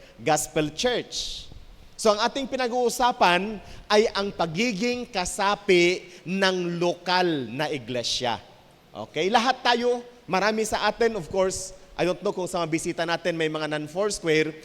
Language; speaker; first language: Filipino; native; Filipino